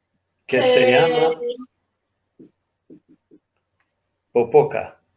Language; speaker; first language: Spanish; non-native, learner; English